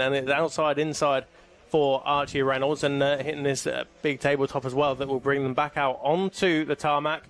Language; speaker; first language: English; native; English